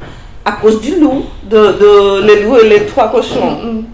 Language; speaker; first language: French; non-native, fluent; Portuguese